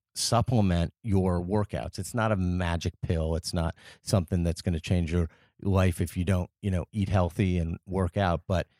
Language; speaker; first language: English; early bilingual, other home language; French